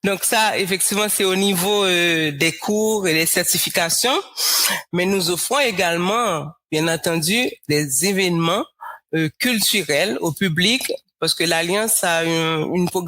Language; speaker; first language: French; non-native, local second language; Haitian Creole